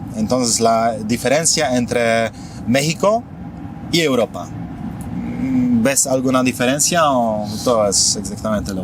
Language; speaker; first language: Spanish; non-native, fluent; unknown